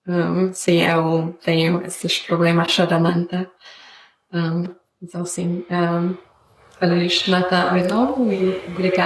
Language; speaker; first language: Portuguese; non-native, learner; Hungarian